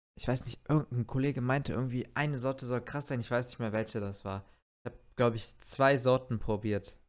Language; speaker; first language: German; early bilingual, other home language; Turkish